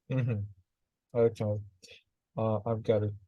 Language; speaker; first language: English; non-native, fluent; Russian